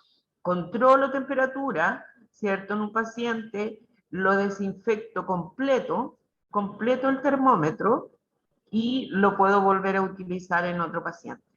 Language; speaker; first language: Spanish; native; Spanish